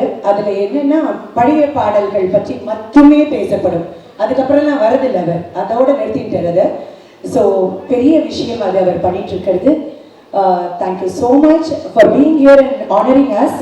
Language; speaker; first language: Tamil; native; Tamil